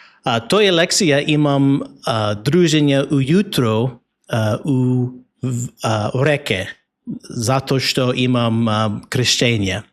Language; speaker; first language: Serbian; non-native, learner; English